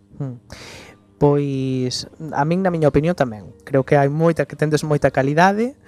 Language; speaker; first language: Galician; non-native, local second language; Spanish